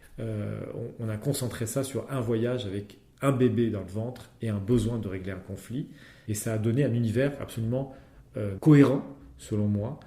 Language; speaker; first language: French; non-native, local second language; Arabic